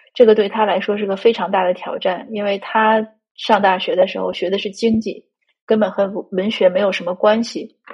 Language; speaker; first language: Chinese; native; Chinese